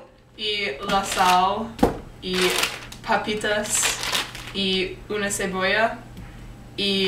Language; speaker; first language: Spanish; non-native, learner; English